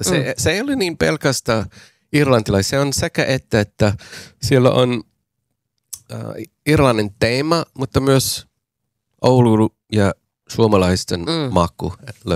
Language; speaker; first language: Finnish; non-native, fluent; English